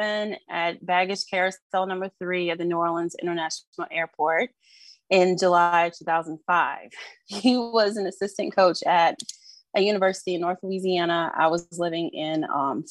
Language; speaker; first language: English; native; English